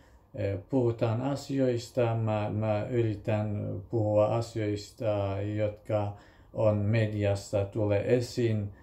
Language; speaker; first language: Finnish; non-native, fluent; Kurdish